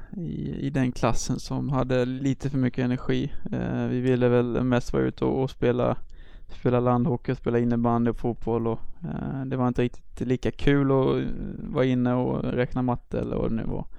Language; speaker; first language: Swedish; native; Swedish